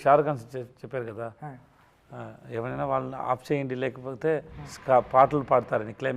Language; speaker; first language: Telugu; non-native, learner; Tamil